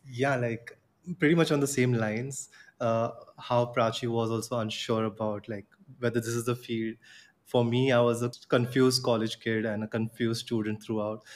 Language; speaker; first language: English; non-native, local second language; Gujarati